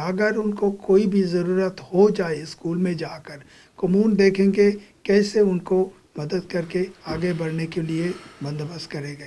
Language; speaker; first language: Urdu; non-native, fluent; Bangla